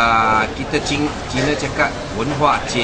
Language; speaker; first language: Indonesian; non-native, local second language; Chinese